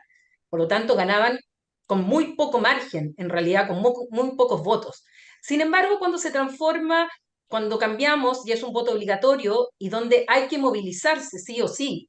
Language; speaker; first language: Spanish; native; Spanish